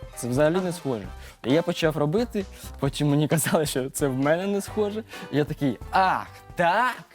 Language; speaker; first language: Ukrainian; native; Ukrainian